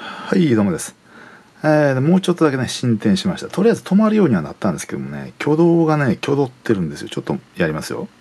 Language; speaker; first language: Japanese; native; Japanese